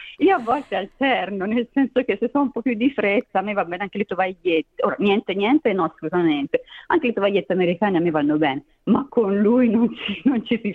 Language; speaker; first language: Italian; native; Italian